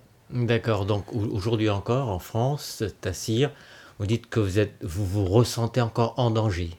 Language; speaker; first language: French; native; French